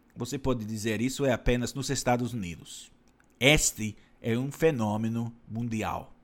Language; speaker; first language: Portuguese; non-native, fluent; English